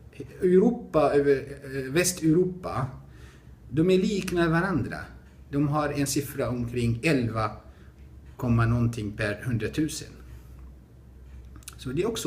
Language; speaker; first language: Swedish; non-native, fluent; Arabic